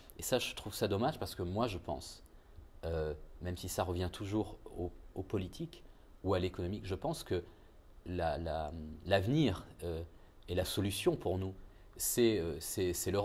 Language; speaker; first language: French; native; French